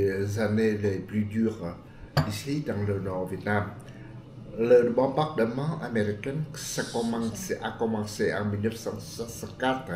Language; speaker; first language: French; non-native, fluent; Vietnamese